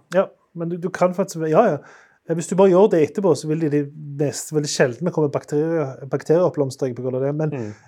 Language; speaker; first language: Norwegian; native; Norwegian